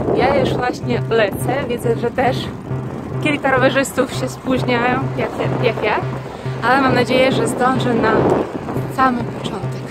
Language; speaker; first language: Polish; non-native, fluent; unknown